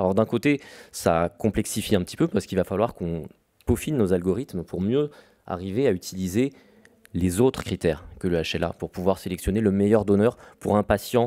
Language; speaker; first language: French; native; French